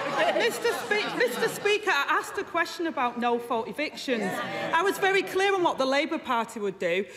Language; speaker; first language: English; native; English